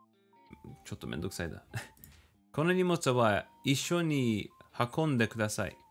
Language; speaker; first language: Japanese; non-native, learner; English